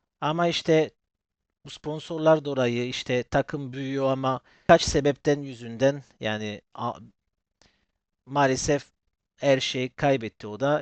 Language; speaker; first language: Turkish; early bilingual, heritage; Turkish